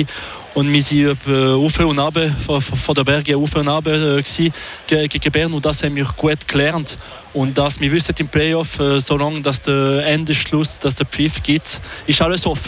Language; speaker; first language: German; non-native, local second language; French